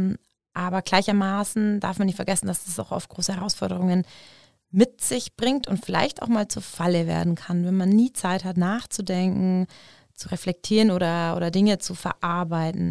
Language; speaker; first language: German; native; German